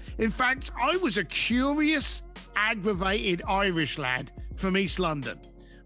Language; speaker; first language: English; native; English